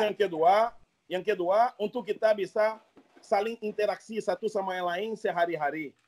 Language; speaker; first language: Indonesian; non-native, fluent; Portuguese